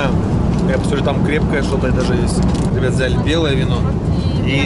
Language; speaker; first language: Russian; native; Russian